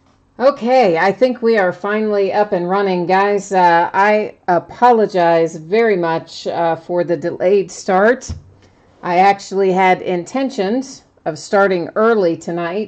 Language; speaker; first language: English; native; English